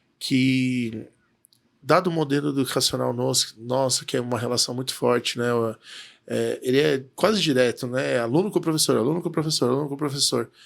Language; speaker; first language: Portuguese; native; Portuguese